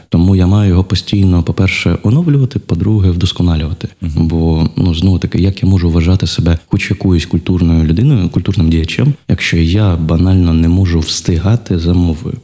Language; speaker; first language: Ukrainian; non-native, local second language; Russian